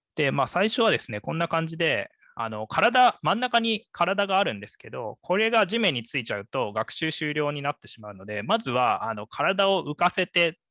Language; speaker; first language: Japanese; native; Japanese